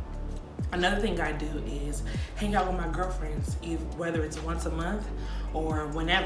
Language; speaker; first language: English; native; English